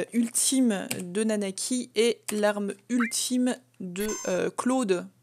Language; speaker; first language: French; native; French